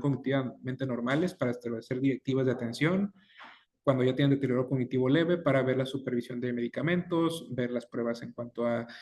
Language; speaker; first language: Spanish; native; Spanish